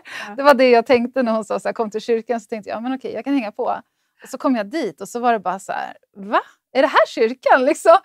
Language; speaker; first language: Swedish; native; Swedish